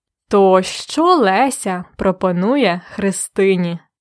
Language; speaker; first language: Ukrainian; native; Ukrainian